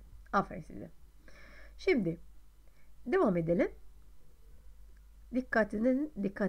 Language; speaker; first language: Turkish; non-native, fluent; Arabic